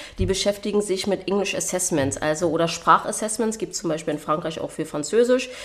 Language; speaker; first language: German; native; German